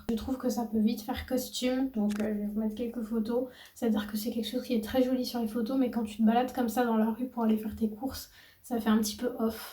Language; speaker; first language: French; native; French